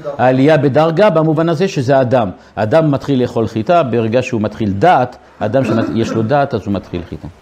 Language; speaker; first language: Hebrew; non-native, fluent; French